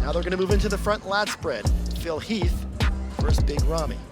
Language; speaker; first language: English; native; English